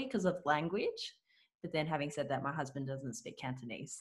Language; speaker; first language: English; non-native, local second language; Cantonese